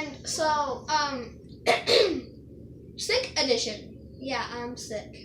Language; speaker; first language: English; native; English